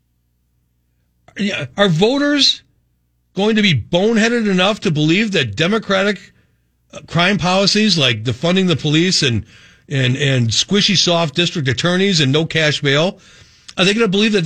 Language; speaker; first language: English; native; English